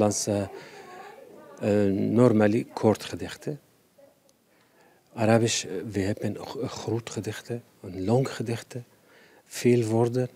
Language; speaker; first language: Dutch; non-native, learner; Arabic